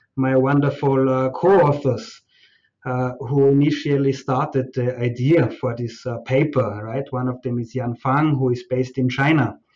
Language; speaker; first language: English; non-native, fluent; German